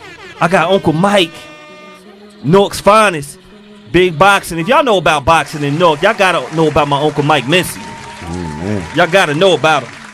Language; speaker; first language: English; native; English